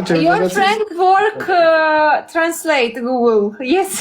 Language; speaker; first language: English; non-native, learner; Russian